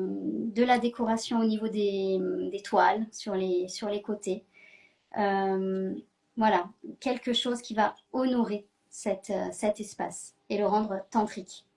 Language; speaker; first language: French; native; French